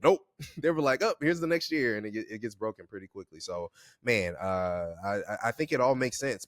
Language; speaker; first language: English; native; English